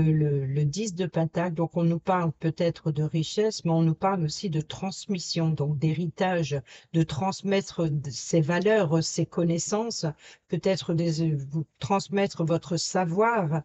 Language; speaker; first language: French; native; French